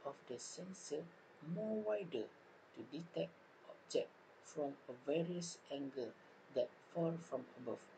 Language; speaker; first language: English; non-native, local second language; Malay